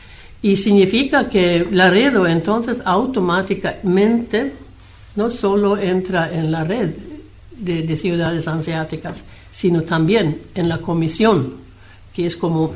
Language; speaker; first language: Spanish; non-native, fluent; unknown